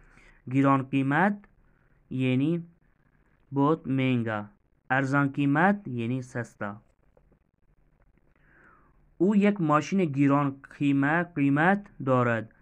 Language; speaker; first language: Persian; non-native, fluent; Urdu